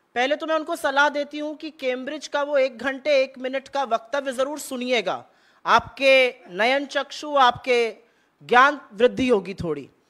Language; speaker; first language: Hindi; native; Hindi